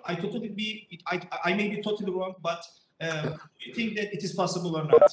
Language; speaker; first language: English; non-native, fluent; Turkish